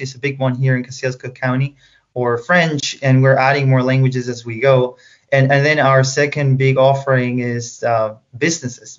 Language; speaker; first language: English; non-native, fluent; Spanish